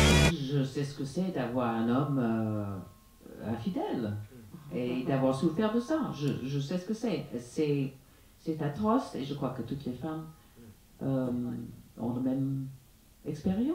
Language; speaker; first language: French; non-native, fluent; English